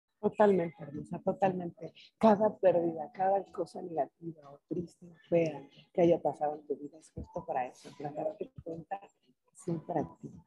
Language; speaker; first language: Spanish; native; Spanish